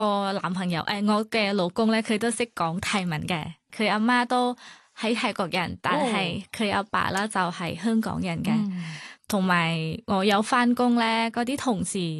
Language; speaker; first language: Cantonese; non-native, fluent; Thai